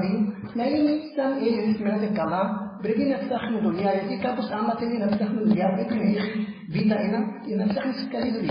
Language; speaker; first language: Greek; non-native, learner; Arabic